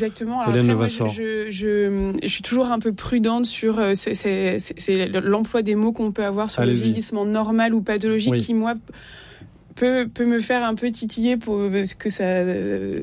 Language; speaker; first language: French; native; French